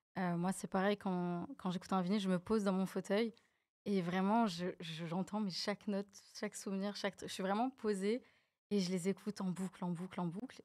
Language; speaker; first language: French; native; French